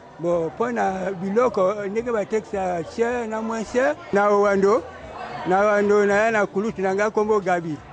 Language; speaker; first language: Lingala; native; Lingala